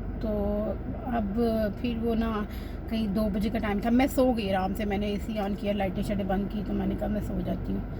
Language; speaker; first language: Hindi; native; Hindi